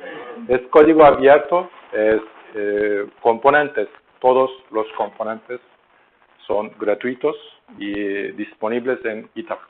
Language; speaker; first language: Spanish; non-native, learner; Turkish